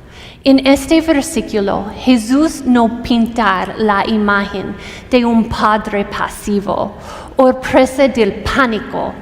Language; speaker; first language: Spanish; non-native, fluent; English